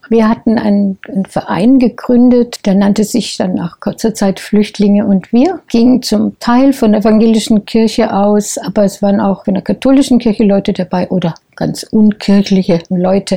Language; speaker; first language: German; native; German